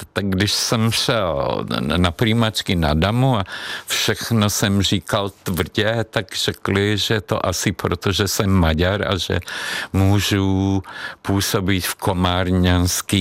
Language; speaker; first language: Czech; non-native, fluent; Hungarian